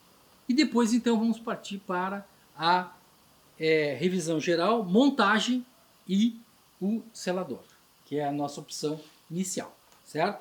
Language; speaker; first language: Portuguese; native; Portuguese